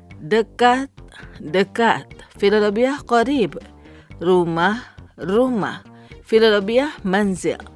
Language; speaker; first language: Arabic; non-native, fluent; Indonesian